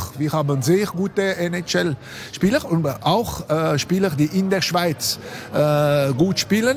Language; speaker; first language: German; non-native, local second language; French